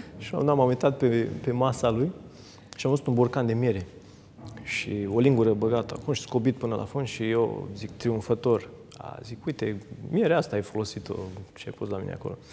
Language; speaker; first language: Romanian; native; Romanian